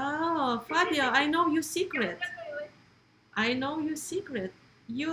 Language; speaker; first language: English; non-native, learner; Russian